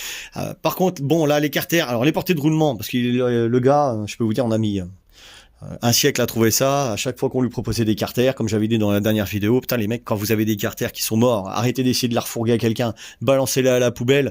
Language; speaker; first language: French; native; French